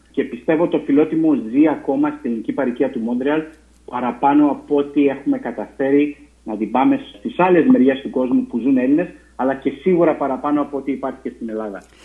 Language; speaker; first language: Greek; early bilingual, heritage; Greek